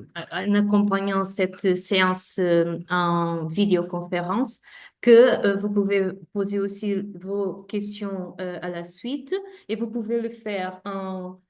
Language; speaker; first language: French; non-native, fluent; Portuguese